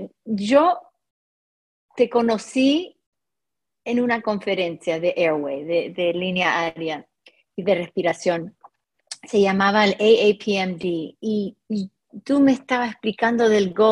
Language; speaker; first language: Spanish; non-native, fluent; English